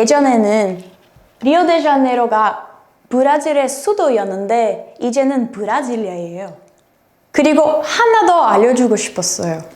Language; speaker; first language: Korean; non-native, fluent; Portuguese